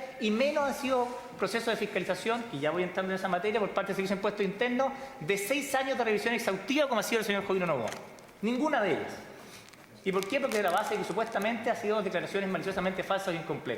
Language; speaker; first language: Spanish; native; Spanish